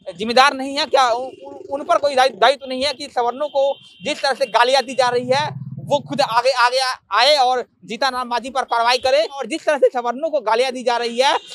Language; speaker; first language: Hindi; native; Hindi